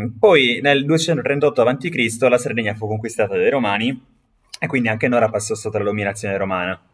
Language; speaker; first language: Italian; non-native, local second language; Sardinian